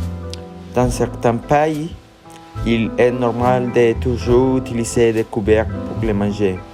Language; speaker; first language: French; non-native, learner; Spanish